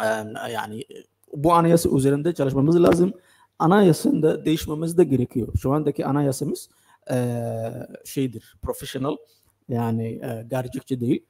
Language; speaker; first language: Turkish; non-native, fluent; Somali